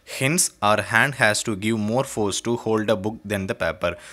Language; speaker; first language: English; non-native, local second language; Tamil